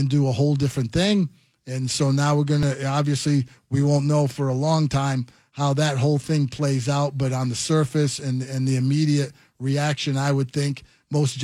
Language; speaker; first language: English; native; English